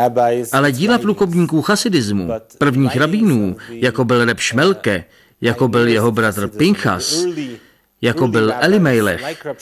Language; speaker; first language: Czech; native; Czech